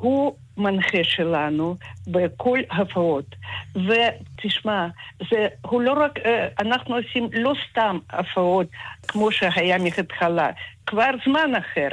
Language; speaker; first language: Hebrew; non-native, fluent; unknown